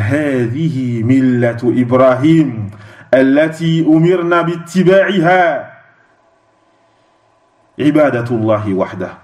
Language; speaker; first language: Arabic; non-native, fluent; French